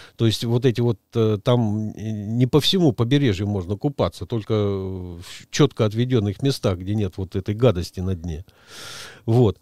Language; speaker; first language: Russian; native; Russian